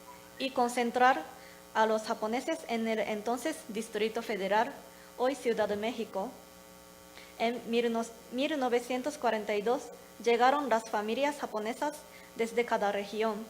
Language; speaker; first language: Spanish; non-native, learner; Japanese